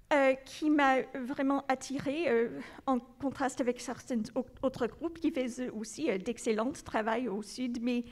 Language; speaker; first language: French; non-native, local second language; English